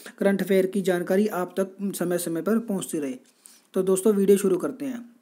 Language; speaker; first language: Hindi; non-native, local second language; Punjabi